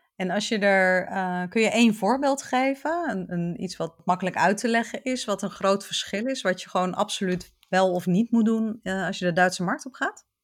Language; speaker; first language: Dutch; native; Dutch